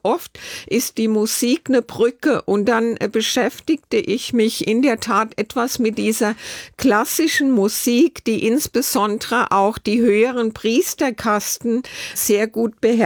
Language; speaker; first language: German; native; German